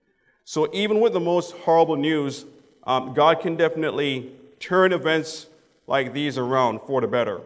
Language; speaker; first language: English; native; English